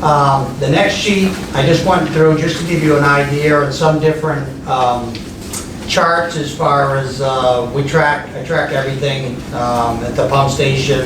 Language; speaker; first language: English; native; English